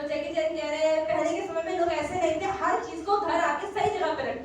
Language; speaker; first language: Hindi; native; Hindi